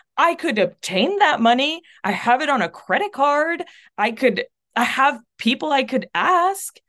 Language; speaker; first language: English; early bilingual, other home language; Spanish